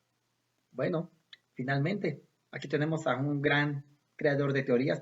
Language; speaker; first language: Spanish; native; Spanish